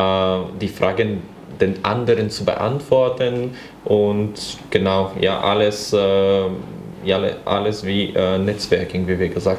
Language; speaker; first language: German; non-native, fluent; Bulgarian